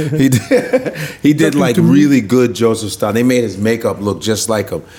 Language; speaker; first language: English; native; English